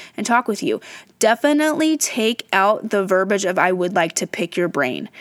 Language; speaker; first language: English; native; English